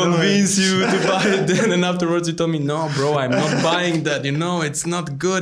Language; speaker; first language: English; non-native, learner; Polish